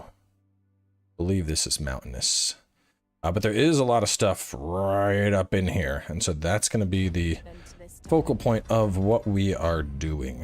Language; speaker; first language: English; native; English